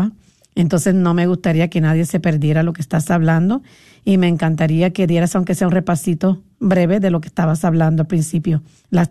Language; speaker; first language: Spanish; native; Spanish